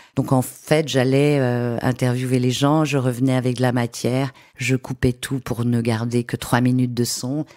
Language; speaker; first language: French; native; French